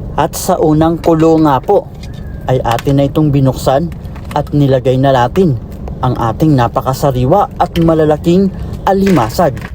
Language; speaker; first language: Filipino; non-native, local second language; Masbatenyo